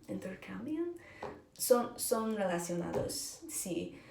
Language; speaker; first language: Spanish; non-native, learner; English